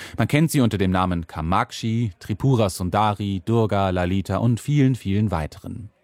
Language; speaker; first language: German; native; German